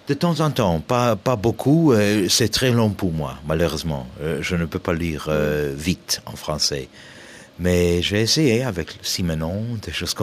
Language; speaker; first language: French; non-native, fluent; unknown